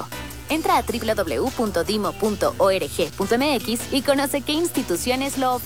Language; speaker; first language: Spanish; native; Spanish